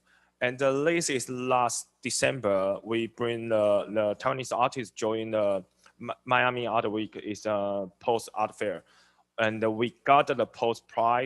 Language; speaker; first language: English; non-native, learner; Chinese